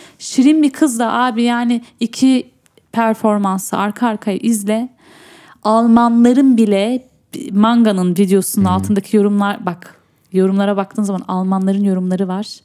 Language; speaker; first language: Turkish; native; Turkish